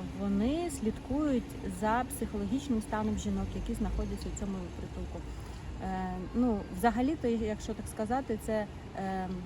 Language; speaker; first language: Ukrainian; non-native, local second language; Russian